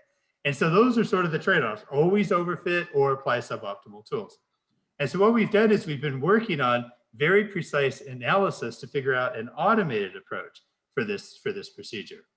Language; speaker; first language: English; native; English